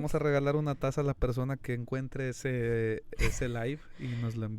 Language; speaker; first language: Spanish; native; Spanish